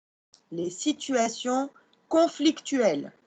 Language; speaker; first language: French; non-native, local second language; Arabic